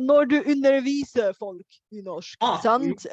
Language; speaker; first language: Norwegian; non-native, fluent; Bulgarian